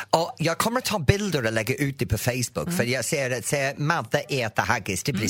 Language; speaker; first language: Swedish; non-native, fluent; English